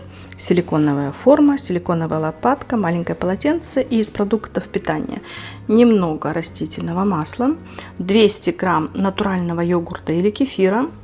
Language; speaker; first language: Russian; native; Russian